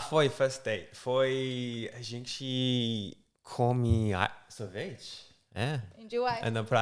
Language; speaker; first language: Portuguese; non-native, learner; English